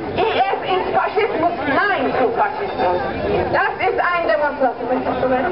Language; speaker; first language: German; non-native, fluent; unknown